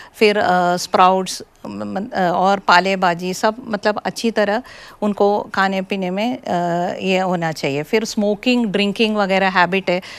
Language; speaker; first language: Hindi; non-native, local second language; Malayalam